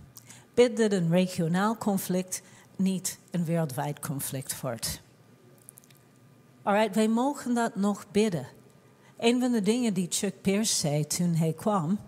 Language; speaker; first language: Dutch; non-native, fluent; English